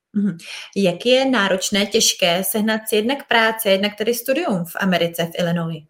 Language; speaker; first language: Czech; native; Czech